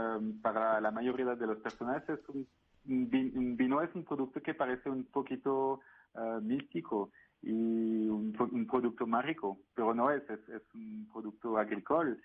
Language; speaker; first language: Spanish; non-native, fluent; French